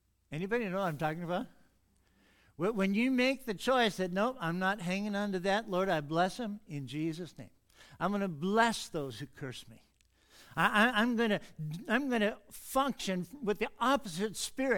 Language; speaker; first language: English; native; English